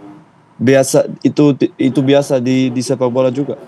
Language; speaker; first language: Indonesian; non-native, fluent; Dutch